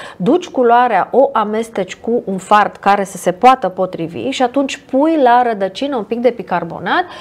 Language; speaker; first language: Romanian; non-native, fluent; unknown